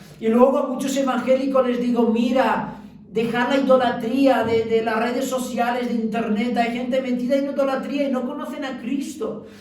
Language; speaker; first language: Spanish; early bilingual, other home language; Romanian